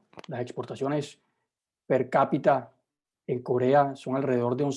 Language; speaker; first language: Spanish; native; Spanish